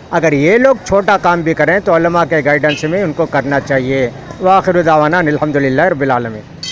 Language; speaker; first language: Urdu; native; Urdu